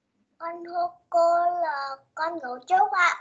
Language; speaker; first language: Vietnamese; native; Vietnamese